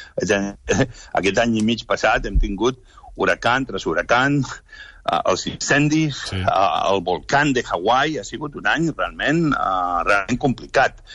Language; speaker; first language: Catalan; non-native, local second language; Spanish